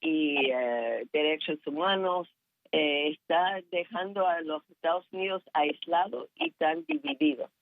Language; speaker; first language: Spanish; non-native, fluent; English